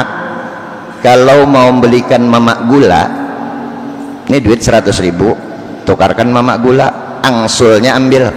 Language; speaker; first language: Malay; non-native, local second language; Banjar